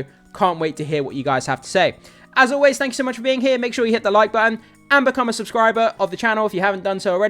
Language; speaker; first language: English; native; English